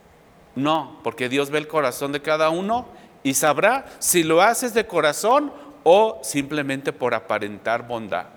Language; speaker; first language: Spanish; native; Spanish